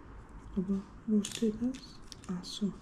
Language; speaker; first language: German; early bilingual, heritage; Bosnian